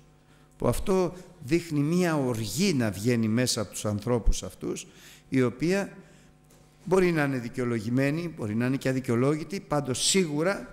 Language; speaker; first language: Greek; native; Greek